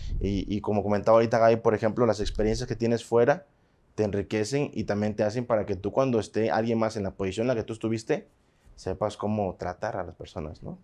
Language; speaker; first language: Spanish; native; Spanish